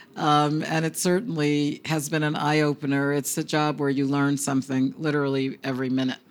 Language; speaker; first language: English; early bilingual, other home language; Spanish